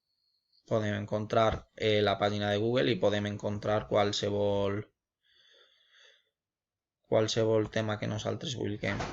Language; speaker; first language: Catalan; non-native, local second language; Spanish